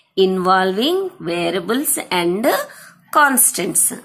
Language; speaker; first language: English; non-native, local second language; Telugu